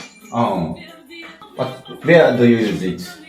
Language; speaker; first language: English; non-native, learner; Japanese